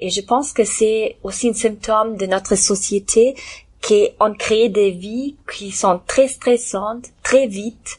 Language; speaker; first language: French; non-native, learner; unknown